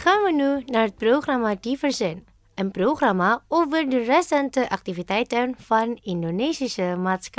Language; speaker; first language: Dutch; non-native, learner; Indonesian